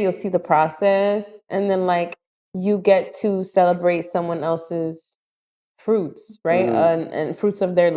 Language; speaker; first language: English; native; English